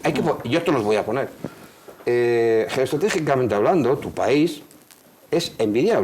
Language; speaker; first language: Spanish; native; Spanish